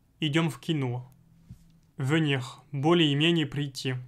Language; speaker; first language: Russian; non-native, fluent; French